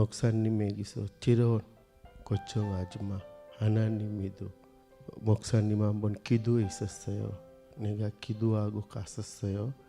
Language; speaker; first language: Korean; non-native, learner; Sinhala